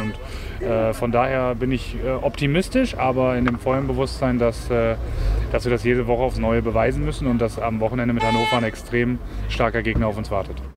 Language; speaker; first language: German; native; German